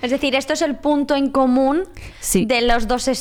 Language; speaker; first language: Spanish; non-native, local second language; Catalan